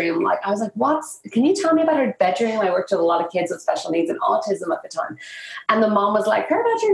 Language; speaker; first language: English; native; English